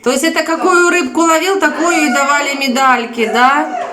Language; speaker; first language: Russian; non-native, local second language; Ukrainian